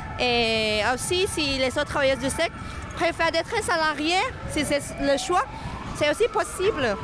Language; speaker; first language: French; non-native, fluent; Thai